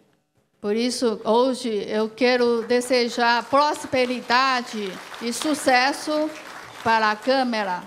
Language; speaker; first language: Portuguese; non-native, learner; Chinese